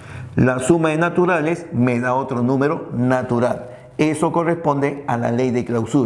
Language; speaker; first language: Spanish; native; Spanish